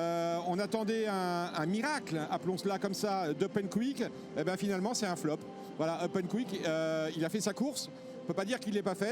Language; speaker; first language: French; native; French